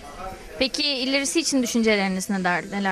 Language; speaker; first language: Turkish; native; Turkish